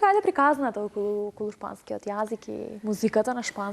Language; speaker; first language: Macedonian; native; Macedonian